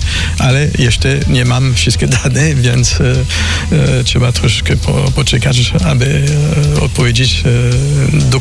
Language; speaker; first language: Polish; non-native, learner; French